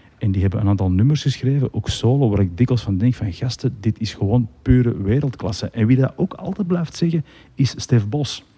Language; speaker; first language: Dutch; native; Dutch